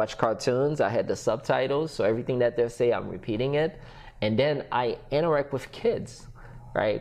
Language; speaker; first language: English; non-native, fluent; Haitian Creole